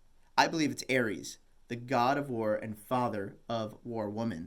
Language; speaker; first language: English; native; English